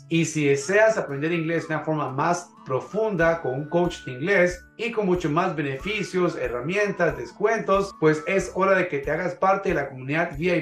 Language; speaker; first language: Spanish; native; Spanish